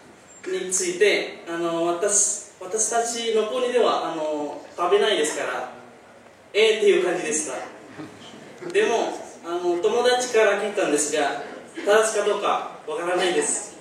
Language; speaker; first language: Japanese; non-native, learner; Indonesian